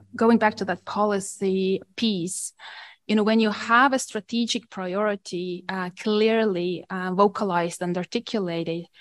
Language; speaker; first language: English; non-native, fluent; Estonian